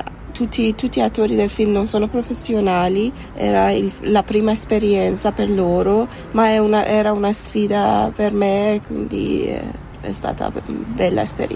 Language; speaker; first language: Italian; non-native, fluent; Persian